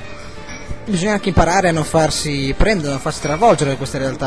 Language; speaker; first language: Italian; native; Italian